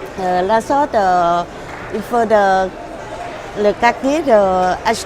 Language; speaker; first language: French; non-native, learner; Thai